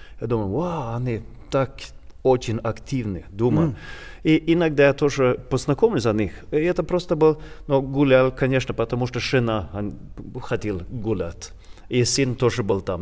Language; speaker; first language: Russian; non-native, learner; Swedish